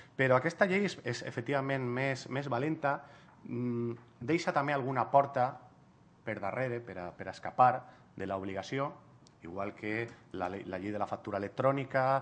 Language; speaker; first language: Catalan; non-native, local second language; Spanish